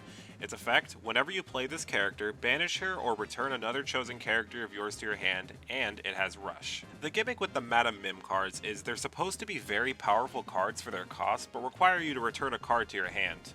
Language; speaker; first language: English; native; English